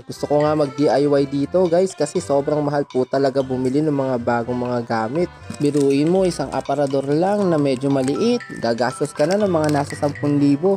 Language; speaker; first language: Filipino; native; Filipino